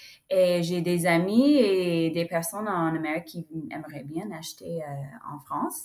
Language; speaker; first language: French; non-native, fluent; English